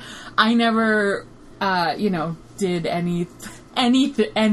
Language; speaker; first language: English; native; English